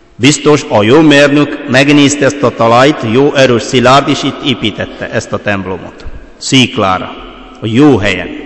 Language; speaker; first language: Hungarian; non-native, fluent; Malayalam